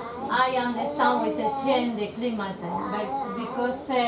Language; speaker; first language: English; non-native, learner; Spanish